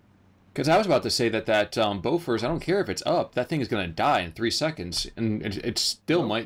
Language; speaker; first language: English; native; English